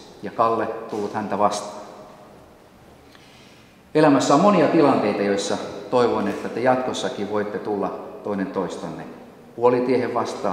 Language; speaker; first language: Finnish; native; Finnish